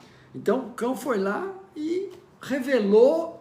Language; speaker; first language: Portuguese; native; Portuguese